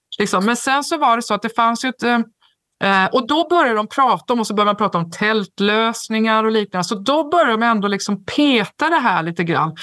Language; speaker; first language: Swedish; native; Swedish